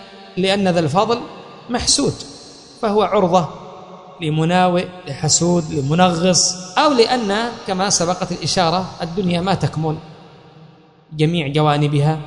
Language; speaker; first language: Arabic; native; Arabic